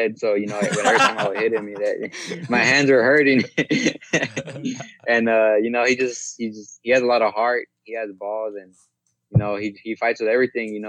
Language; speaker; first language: English; native; English